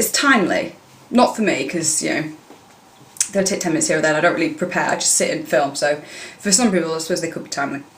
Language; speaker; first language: English; native; English